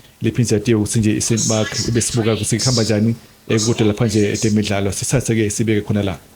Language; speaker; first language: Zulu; non-native, local second language; Swati